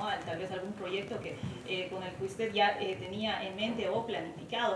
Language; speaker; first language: Spanish; native; Spanish